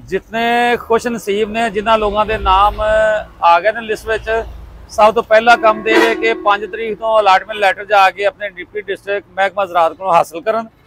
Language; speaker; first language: Punjabi; native; Punjabi